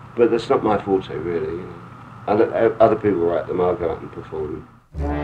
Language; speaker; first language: English; native; English